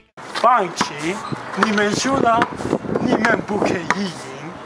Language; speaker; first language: Chinese; non-native, learner; English